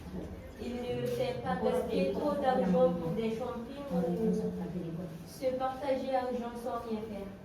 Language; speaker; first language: French; non-native, learner; Malagasy